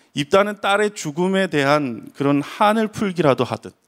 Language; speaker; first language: Korean; native; Korean